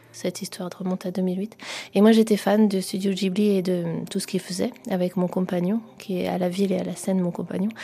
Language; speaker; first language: French; native; French